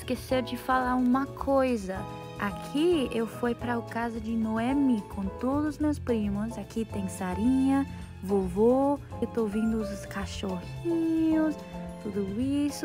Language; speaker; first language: Portuguese; early bilingual, heritage; English